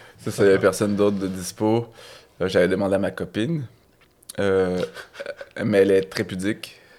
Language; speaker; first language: French; native; French